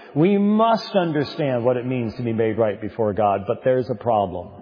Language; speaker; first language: English; native; English